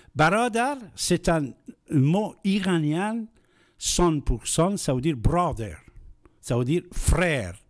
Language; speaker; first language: French; non-native, fluent; Persian